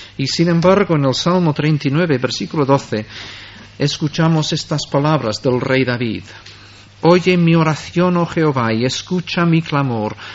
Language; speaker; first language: Spanish; non-native, fluent; English